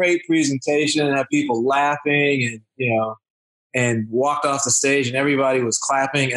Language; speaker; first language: English; native; English